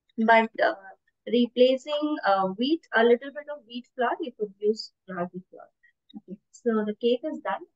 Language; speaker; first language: English; non-native, local second language; Tamil